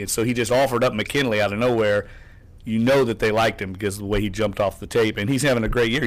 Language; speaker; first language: English; native; English